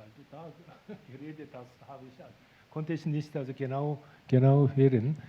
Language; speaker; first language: German; non-native, fluent; Korean